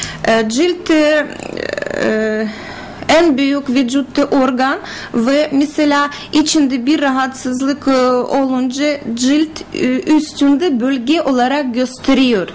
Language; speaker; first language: Turkish; non-native, learner; Russian